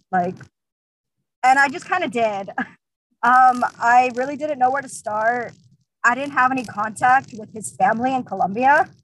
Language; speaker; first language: English; early bilingual, other home language; Russian